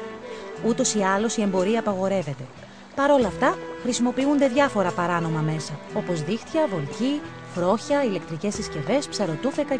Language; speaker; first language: Greek; native; Greek